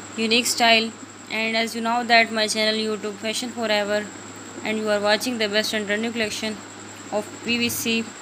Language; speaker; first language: English; non-native, local second language; Urdu